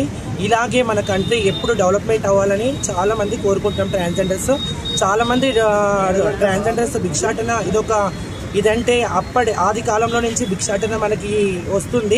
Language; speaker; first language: Telugu; native; Telugu